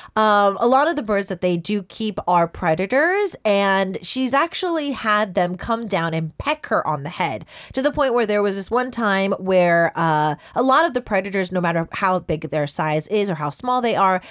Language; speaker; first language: English; early bilingual, other home language; Korean